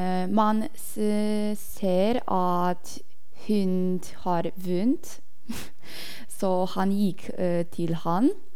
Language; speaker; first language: Norwegian; non-native, learner; German